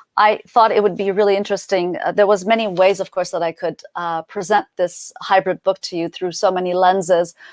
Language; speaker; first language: English; early bilingual, other home language; Persian